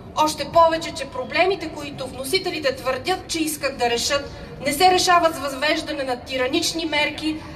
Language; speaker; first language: Bulgarian; native; Bulgarian